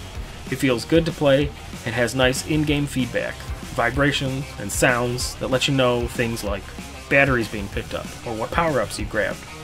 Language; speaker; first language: English; native; English